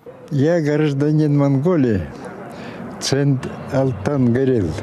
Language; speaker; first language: Russian; non-native, fluent; Mongolian